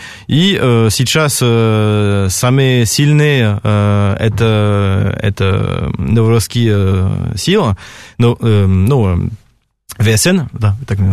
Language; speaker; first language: Russian; non-native, fluent; French